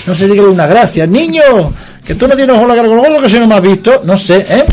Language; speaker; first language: Spanish; non-native, local second language; Catalan